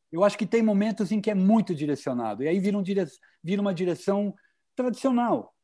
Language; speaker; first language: Portuguese; native; Portuguese